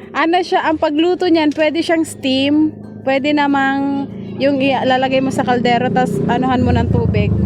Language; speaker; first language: Filipino; non-native, local second language; Bikol